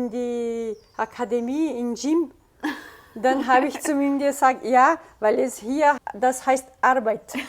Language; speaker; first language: German; early bilingual, heritage; German